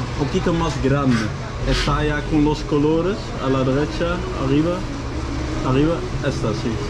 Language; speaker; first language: Spanish; non-native, learner; Dutch